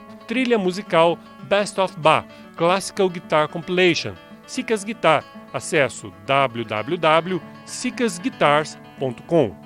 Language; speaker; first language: Portuguese; native; Portuguese